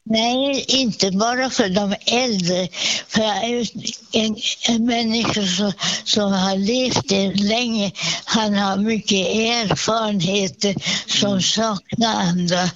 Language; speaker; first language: Swedish; non-native, fluent; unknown